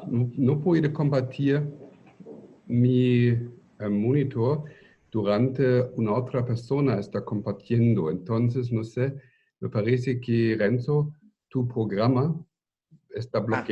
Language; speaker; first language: Spanish; non-native, fluent; German